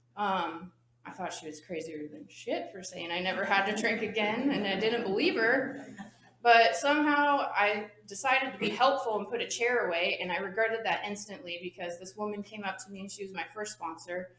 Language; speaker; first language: English; native; English